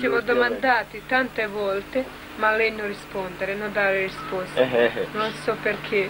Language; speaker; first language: Italian; non-native, learner; Croatian